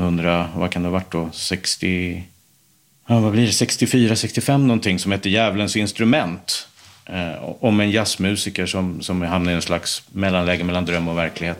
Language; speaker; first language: Swedish; native; Swedish